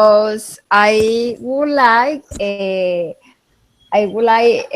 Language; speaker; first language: English; non-native, learner; Spanish